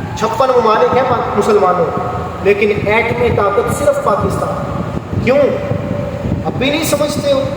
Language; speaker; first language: Urdu; non-native, local second language; Punjabi